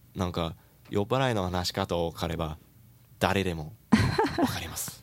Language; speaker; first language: Japanese; non-native, learner; English